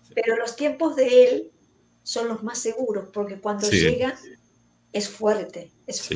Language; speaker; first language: Spanish; native; Spanish